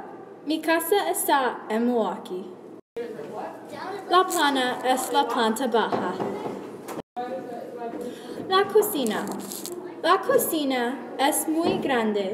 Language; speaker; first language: Spanish; non-native, learner; English